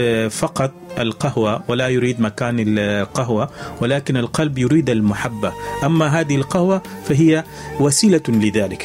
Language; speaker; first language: Arabic; non-native, fluent; Turkish